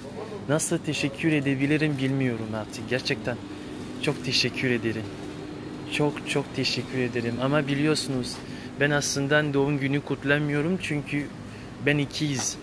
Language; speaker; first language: Turkish; non-native, learner; French